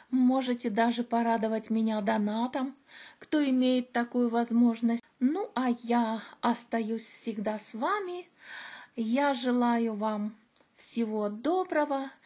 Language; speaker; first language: Russian; native; Russian